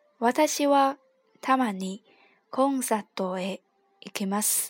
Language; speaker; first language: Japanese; non-native, fluent; Chinese